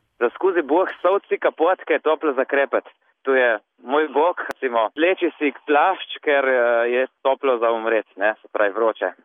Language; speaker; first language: Slovenian; native; Slovenian